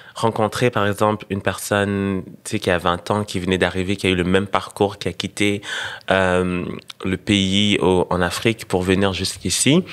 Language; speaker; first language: French; non-native, local second language; Rundi